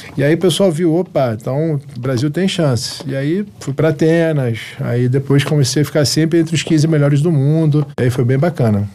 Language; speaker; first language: Portuguese; early bilingual, heritage; Arabic